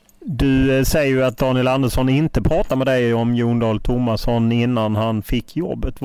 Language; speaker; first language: Swedish; native; Swedish